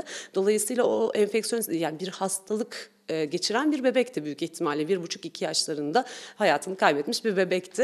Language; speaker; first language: Turkish; native; Turkish